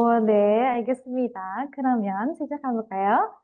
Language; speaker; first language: Korean; non-native, fluent; Indonesian